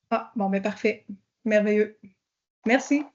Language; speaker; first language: French; native; French